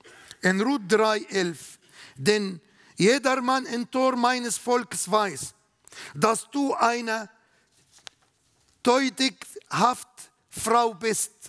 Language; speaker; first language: German; non-native, learner; Arabic